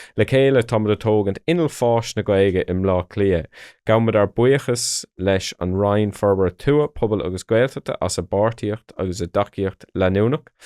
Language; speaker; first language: Irish; non-native, local second language; English